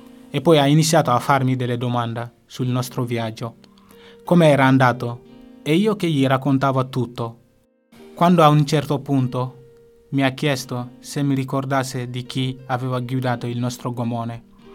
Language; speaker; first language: Italian; non-native, fluent; Bambara